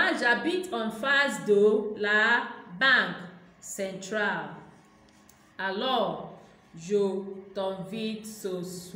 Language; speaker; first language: French; non-native, fluent; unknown